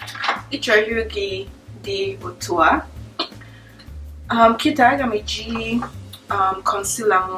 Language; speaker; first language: Igbo; early bilingual, heritage; English